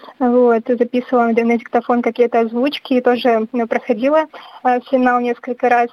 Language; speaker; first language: Russian; native; Russian